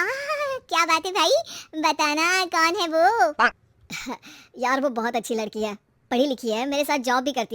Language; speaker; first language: Hindi; native; Hindi